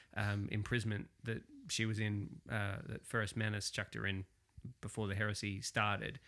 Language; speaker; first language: English; native; English